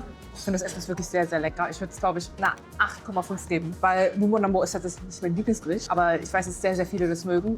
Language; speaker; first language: German; native; German